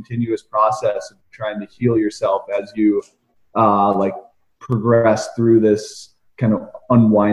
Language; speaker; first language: English; native; English